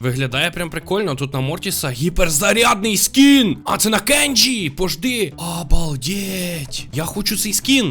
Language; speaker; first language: Ukrainian; non-native, local second language; Russian